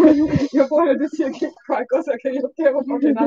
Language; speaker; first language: Spanish; non-native, learner; German